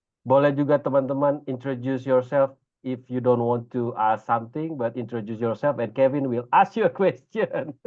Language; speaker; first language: English; non-native, fluent; Indonesian